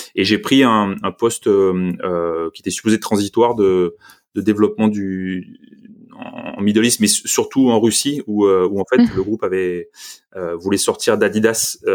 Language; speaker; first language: French; native; French